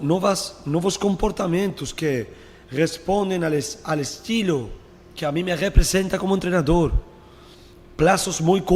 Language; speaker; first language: Portuguese; non-native, fluent; Spanish